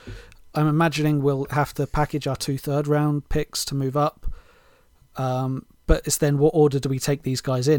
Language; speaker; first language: English; native; English